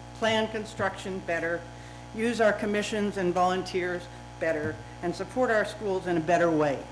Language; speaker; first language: English; native; English